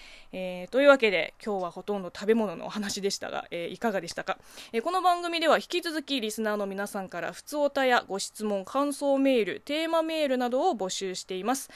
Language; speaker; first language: Japanese; non-native, fluent; Chinese